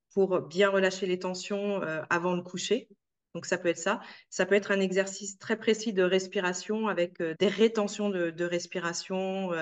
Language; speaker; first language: French; native; French